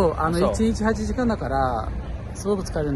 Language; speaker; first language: Japanese; non-native, fluent; Portuguese